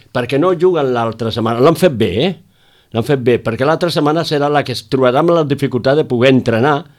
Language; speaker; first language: Catalan; native; Catalan